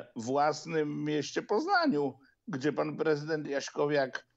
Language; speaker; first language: Polish; native; Polish